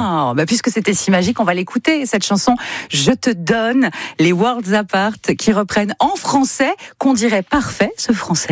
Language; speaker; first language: French; native; French